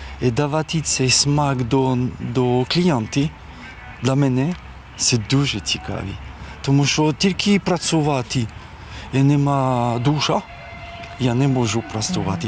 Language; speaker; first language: Ukrainian; non-native, learner; French